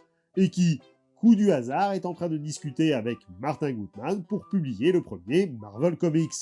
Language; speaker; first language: French; native; French